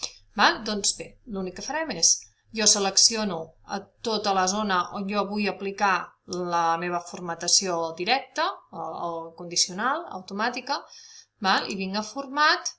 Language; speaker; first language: Catalan; native; Catalan